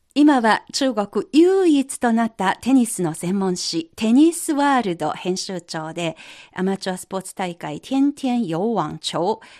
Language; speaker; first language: Japanese; non-native, fluent; Chinese